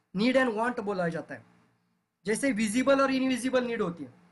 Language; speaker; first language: Hindi; non-native, local second language; Marathi